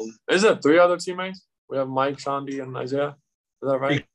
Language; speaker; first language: English; non-native, fluent; German